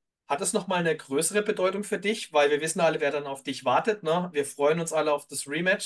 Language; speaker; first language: German; native; German